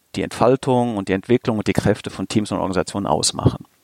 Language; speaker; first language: German; native; German